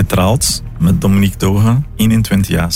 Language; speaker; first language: Dutch; non-native, fluent; Portuguese